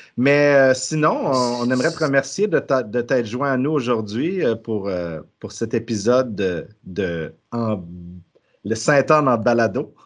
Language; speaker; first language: French; native; French